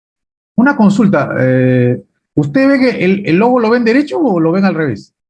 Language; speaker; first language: Spanish; native; Spanish